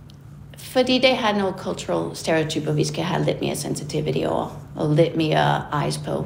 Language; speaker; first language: Danish; non-native, fluent; English